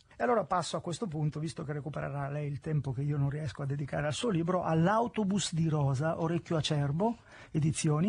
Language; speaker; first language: Italian; native; Italian